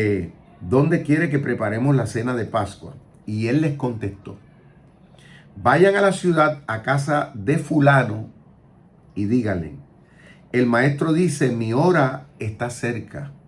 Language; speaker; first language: Spanish; native; Spanish